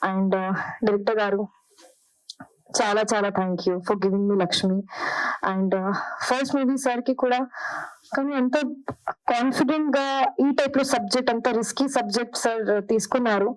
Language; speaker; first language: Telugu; non-native, learner; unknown